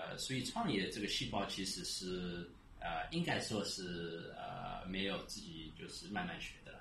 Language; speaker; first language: Chinese; early bilingual, heritage; Chinese